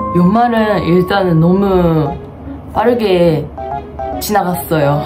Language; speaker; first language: Korean; non-native, fluent; Japanese